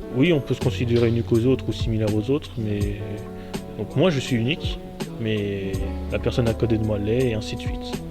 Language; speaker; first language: French; native; French